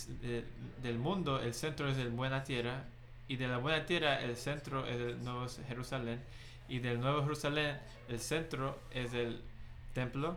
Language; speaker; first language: Spanish; non-native, fluent; English